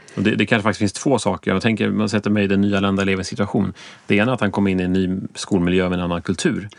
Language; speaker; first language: Swedish; native; Swedish